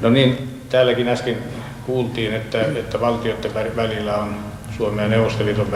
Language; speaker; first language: Finnish; native; Finnish